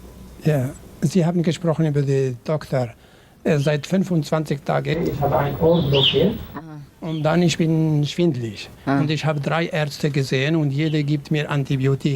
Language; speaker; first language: German; non-native, learner; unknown